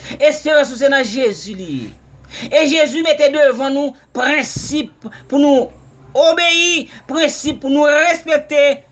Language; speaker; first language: Haitian Creole; native; Haitian Creole